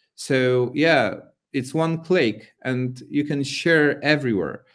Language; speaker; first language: English; non-native, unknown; Polish